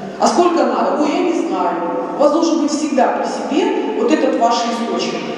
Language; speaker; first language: Russian; non-native, local second language; Ukrainian